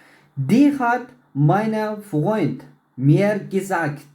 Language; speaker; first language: German; non-native, learner; Uyghur